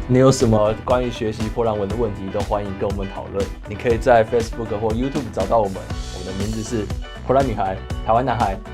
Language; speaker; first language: Chinese; native; Chinese